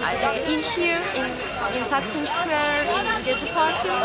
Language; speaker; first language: English; non-native, learner; Turkish